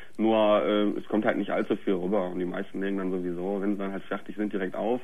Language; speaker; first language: German; native; German